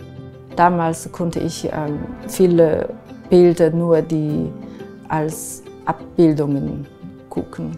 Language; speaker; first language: German; non-native, fluent; Chinese